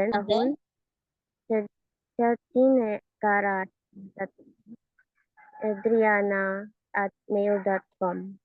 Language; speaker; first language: Indonesian; non-native, learner; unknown